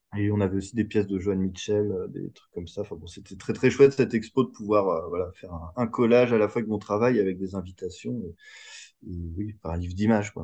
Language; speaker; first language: French; native; French